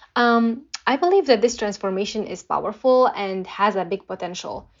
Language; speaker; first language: English; non-native, fluent; Arabic